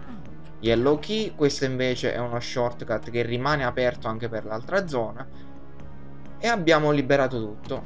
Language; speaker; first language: Italian; native; Italian